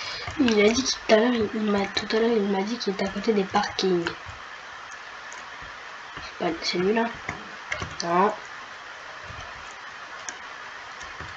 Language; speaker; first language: French; native; French